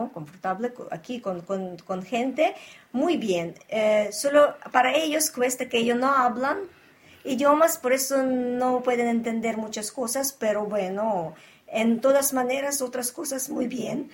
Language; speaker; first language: Spanish; non-native, learner; Ukrainian